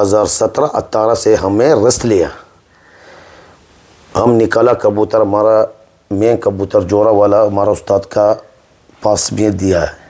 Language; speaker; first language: Hindi; non-native, learner; Arabic